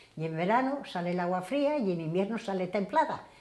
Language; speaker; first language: Spanish; native; Spanish